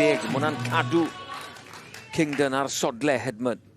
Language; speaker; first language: Welsh; native; Welsh